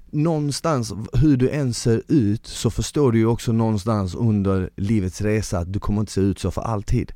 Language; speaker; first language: Swedish; early bilingual, other home language; Bosnian